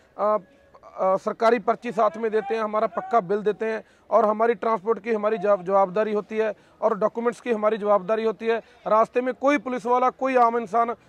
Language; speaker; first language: Hindi; non-native, local second language; Punjabi